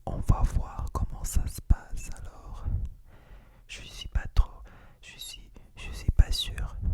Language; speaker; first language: French; non-native, fluent; English